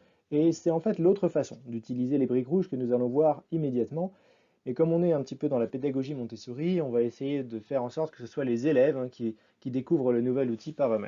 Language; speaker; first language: French; native; French